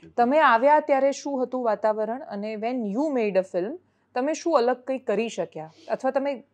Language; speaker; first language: Gujarati; native; Gujarati